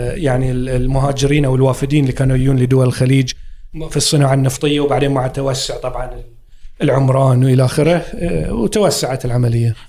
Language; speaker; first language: Arabic; native; Arabic